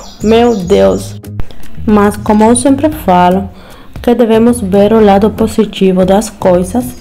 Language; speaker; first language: Portuguese; non-native, learner; Spanish